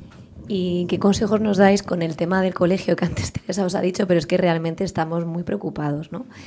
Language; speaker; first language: Spanish; native; Spanish